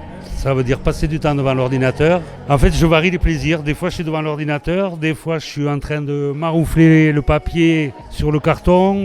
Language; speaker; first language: French; native; French